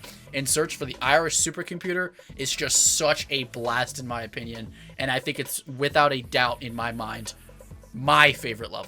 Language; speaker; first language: English; native; English